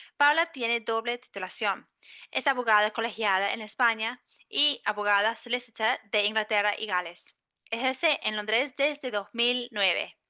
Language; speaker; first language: Spanish; non-native, fluent; English